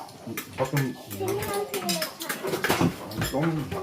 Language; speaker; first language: Korean; native; Korean